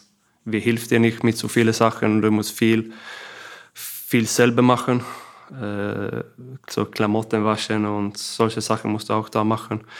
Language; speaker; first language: German; non-native, fluent; Swedish